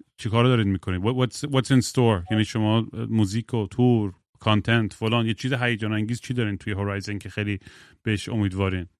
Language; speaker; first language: Persian; native; Persian